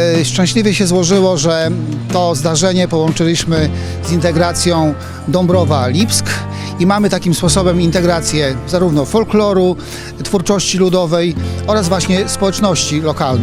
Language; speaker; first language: Polish; native; Polish